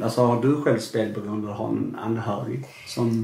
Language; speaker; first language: Swedish; native; Swedish